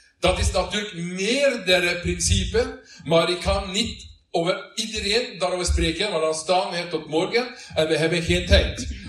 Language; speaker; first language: Dutch; non-native, learner; Norwegian